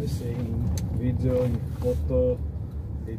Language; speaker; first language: English; non-native, learner; Armenian